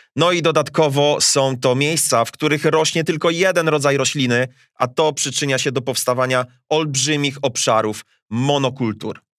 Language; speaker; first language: Polish; native; Polish